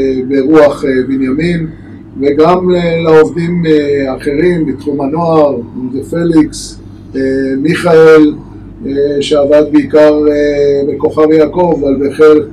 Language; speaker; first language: Hebrew; native; Hebrew